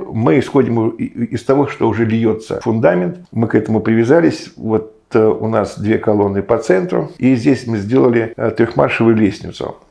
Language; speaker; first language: Russian; native; Russian